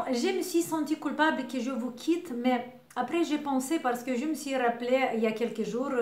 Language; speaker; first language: French; non-native, learner; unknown